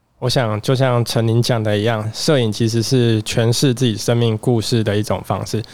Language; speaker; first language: Chinese; native; Chinese